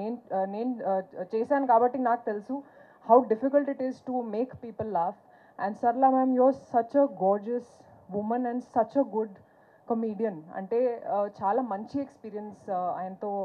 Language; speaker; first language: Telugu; non-native, fluent; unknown